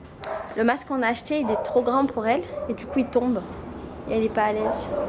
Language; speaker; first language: French; native; French